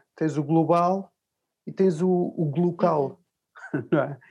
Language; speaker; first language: Portuguese; early bilingual, other home language; English